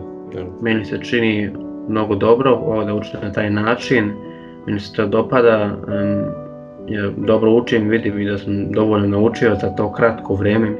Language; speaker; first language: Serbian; early bilingual, heritage; Serbian